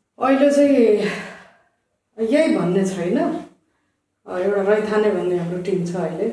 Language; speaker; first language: Nepali; non-native, local second language; Limbu